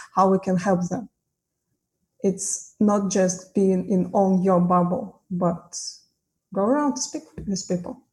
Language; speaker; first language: English; non-native, fluent; Russian